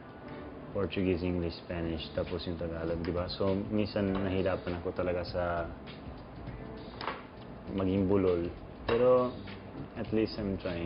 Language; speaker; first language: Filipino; non-native, learner; Portuguese